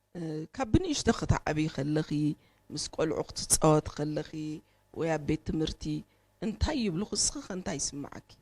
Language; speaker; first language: Tigrinya; native; Tigrinya